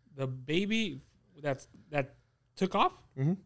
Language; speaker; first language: English; early bilingual, other home language; Spanish